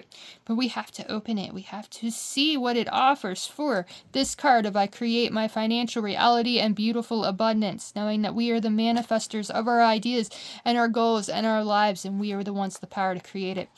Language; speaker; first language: English; native; English